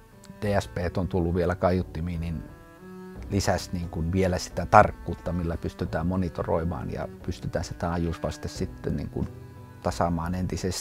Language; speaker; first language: Finnish; native; Finnish